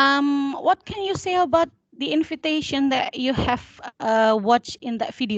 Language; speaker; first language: English; non-native, fluent; Indonesian